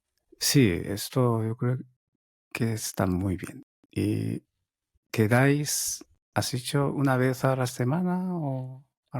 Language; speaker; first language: Spanish; non-native, learner; Japanese